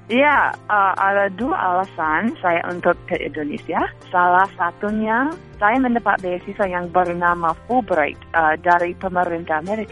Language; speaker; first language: Indonesian; non-native, fluent; English